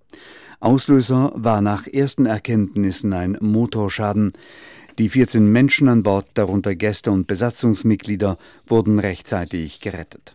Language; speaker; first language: German; native; German